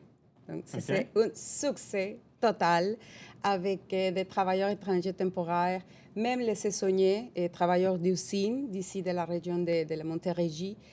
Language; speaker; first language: French; non-native, fluent; Spanish